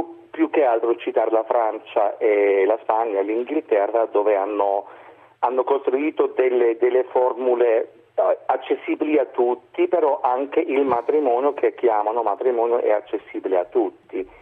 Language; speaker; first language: Italian; non-native, fluent; German